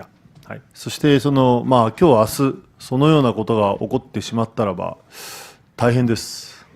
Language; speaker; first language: Japanese; native; Japanese